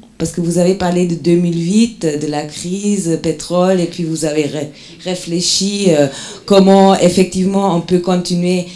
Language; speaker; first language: French; non-native, fluent; German